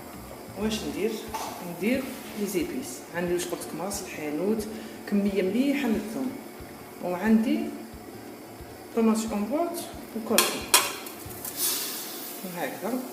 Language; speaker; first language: Arabic; native; Arabic